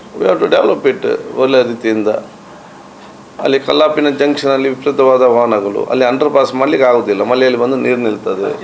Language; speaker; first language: Kannada; non-native, local second language; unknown